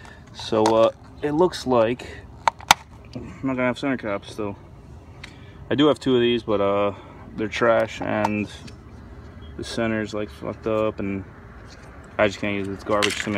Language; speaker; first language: English; native; English